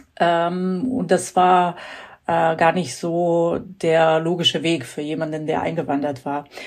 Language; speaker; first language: German; non-native, fluent; Croatian